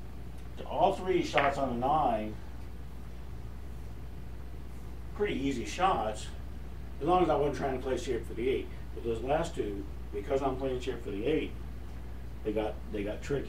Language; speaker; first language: English; native; English